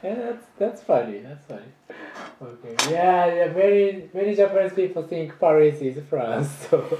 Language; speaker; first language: English; non-native, fluent; Japanese